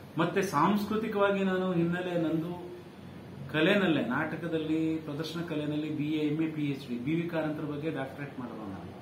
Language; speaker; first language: Kannada; non-native, local second language; Lambadi